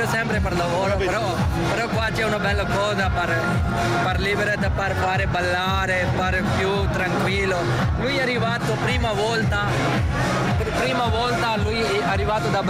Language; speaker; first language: Italian; non-native, learner; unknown